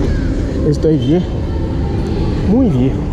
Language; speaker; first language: Spanish; non-native, learner; Haitian Creole